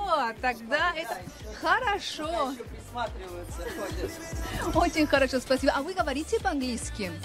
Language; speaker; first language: Russian; non-native, learner; Spanish